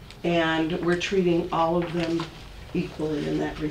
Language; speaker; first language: English; native; English